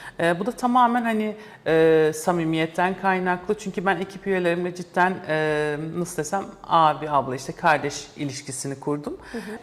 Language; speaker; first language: Turkish; early bilingual, heritage; Turkish